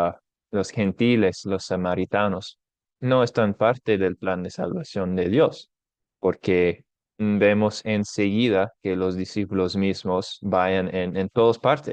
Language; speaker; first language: Spanish; non-native, fluent; English